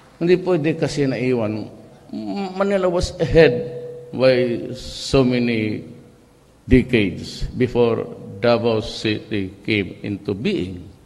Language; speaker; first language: English; non-native, local second language; Cebuano